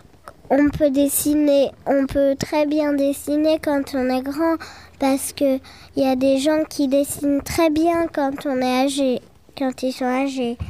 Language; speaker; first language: French; native; French